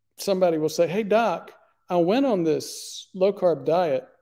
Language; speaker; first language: English; native; English